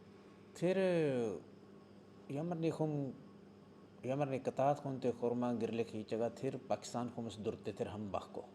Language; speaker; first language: Mongolian; non-native, learner; Urdu